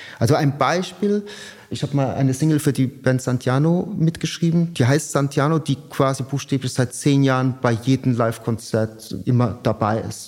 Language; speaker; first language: German; native; German